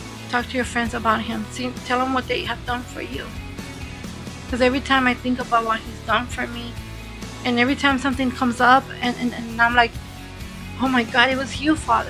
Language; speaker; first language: English; early bilingual, other home language; Spanish